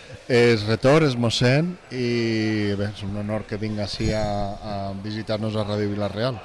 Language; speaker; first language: Catalan; native; Catalan